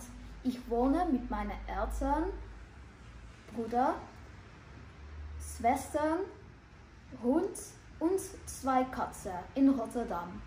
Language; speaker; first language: German; non-native, learner; Dutch